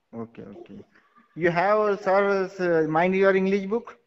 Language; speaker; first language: English; non-native, local second language; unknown